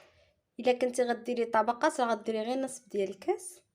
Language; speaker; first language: Arabic; native; Arabic